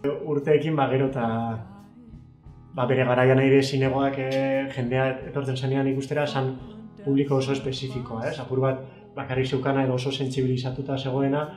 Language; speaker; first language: Basque; native; Basque